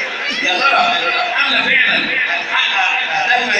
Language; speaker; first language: Arabic; native; Arabic